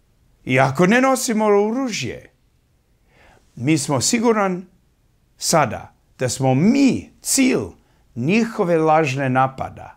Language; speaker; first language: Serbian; early bilingual, heritage; English